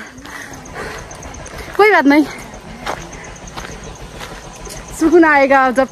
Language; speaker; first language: Nepali; native; Nepali